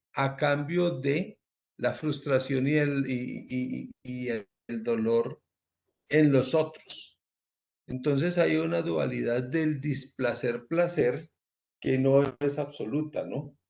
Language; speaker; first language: Spanish; native; Spanish